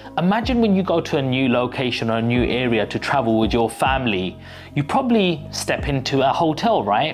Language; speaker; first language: English; native; English